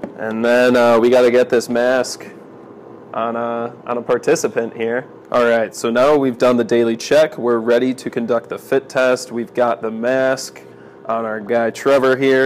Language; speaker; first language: English; native; English